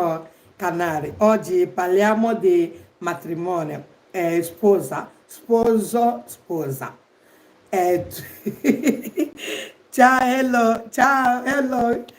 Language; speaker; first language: Italian; non-native, learner; Igbo